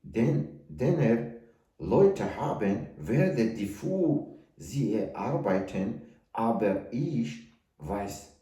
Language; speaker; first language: German; non-native, learner; Tajik